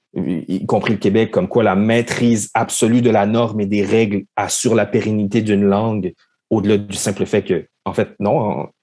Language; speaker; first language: French; native; French